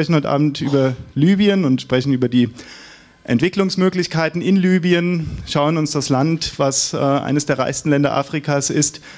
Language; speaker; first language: German; native; German